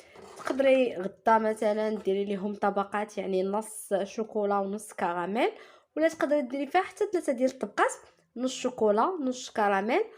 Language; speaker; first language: Arabic; native; Arabic